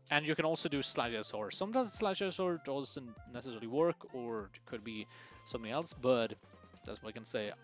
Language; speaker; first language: English; non-native, fluent; Swedish